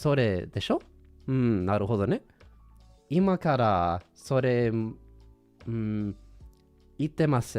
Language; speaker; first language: Japanese; non-native, learner; English